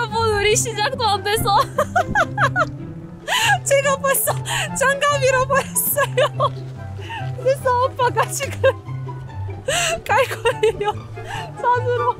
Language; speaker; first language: Korean; non-native, learner; Russian